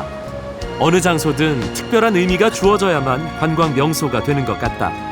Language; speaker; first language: Korean; native; Korean